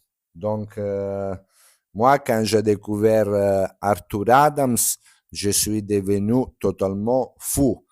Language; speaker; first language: French; non-native, fluent; Italian